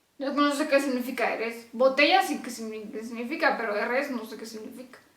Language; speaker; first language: Spanish; non-native, fluent; Romanian